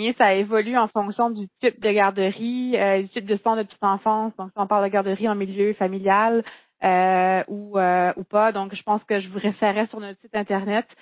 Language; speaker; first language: French; native; French